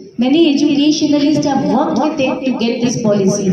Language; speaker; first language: English; non-native, local second language; Bangla